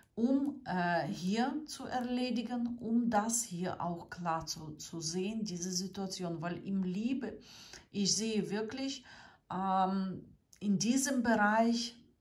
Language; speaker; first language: German; non-native, fluent; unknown